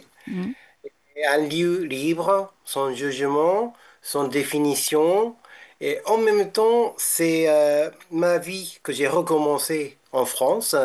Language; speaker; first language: French; non-native, fluent; Japanese